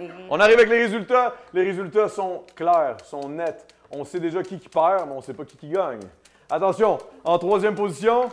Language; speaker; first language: French; native; French